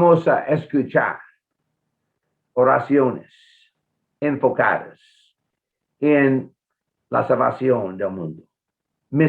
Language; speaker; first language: Spanish; non-native, fluent; English